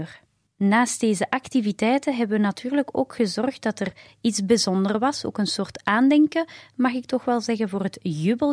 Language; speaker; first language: Dutch; native; Dutch